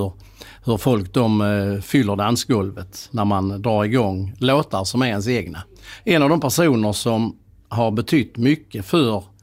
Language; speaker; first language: Swedish; native; Swedish